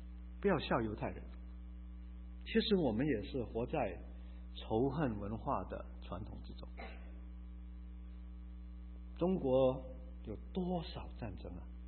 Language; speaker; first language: Chinese; native; Chinese